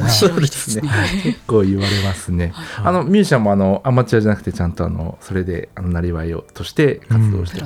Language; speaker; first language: Japanese; native; Japanese